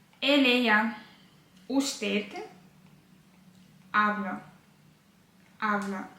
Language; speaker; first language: Spanish; non-native, fluent; Ukrainian